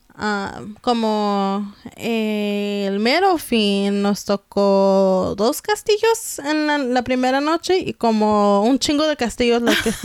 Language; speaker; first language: Spanish; early bilingual, heritage; Spanish